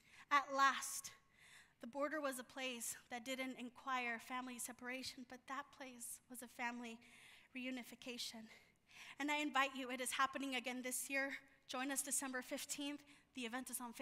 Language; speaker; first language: English; early bilingual, other home language; Spanish